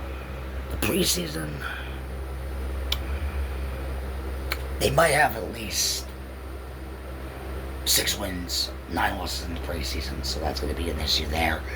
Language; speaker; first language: English; native; English